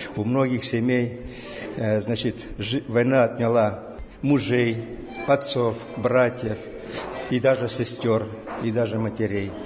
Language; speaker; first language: Russian; native; Russian